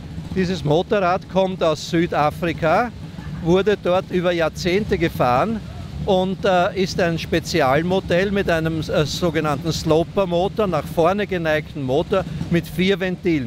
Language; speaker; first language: German; native; German